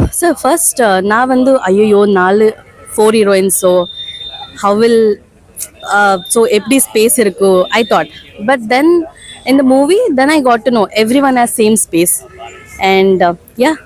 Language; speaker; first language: Tamil; non-native, learner; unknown